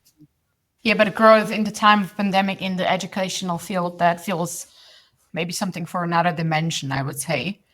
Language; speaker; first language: English; non-native, fluent; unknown